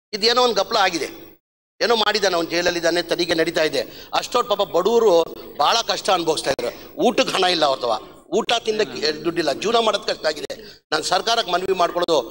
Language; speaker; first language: Kannada; non-native, local second language; Urdu